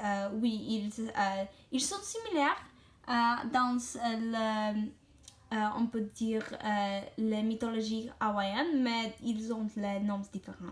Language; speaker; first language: French; non-native, learner; English